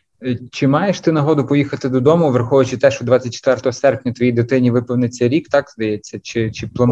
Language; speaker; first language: Ukrainian; native; Ukrainian